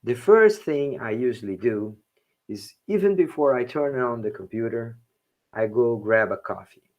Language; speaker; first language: English; non-native, fluent; Portuguese